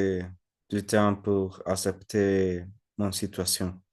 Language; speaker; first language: French; non-native, learner; Spanish